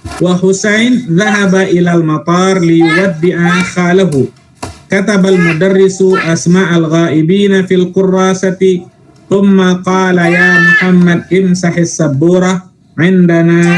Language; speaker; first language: Arabic; non-native, fluent; Indonesian